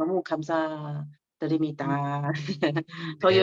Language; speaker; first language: Korean; non-native, learner; Chinese